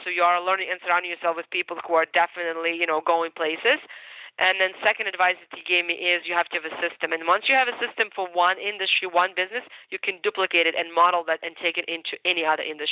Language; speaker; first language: English; non-native, fluent; Ukrainian